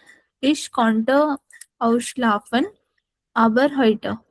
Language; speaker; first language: German; non-native, learner; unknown